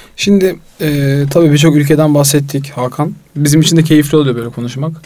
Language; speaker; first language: Turkish; native; Turkish